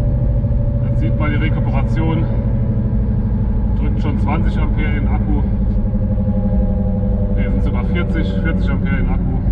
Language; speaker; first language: German; native; German